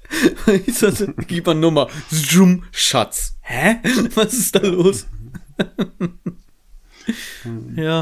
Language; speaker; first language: German; native; German